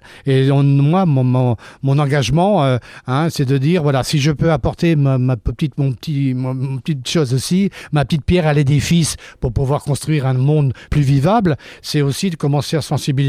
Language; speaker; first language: French; native; French